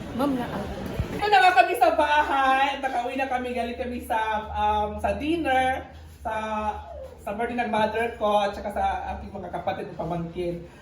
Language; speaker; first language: Filipino; native; Filipino